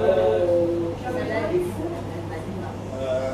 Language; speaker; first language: French; native; French